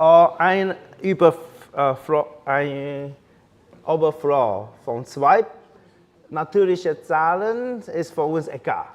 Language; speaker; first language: German; non-native, learner; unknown